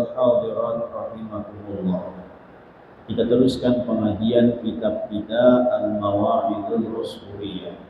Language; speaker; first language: Indonesian; non-native, local second language; Banjar